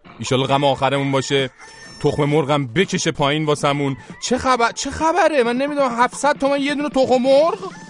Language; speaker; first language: Persian; native; Persian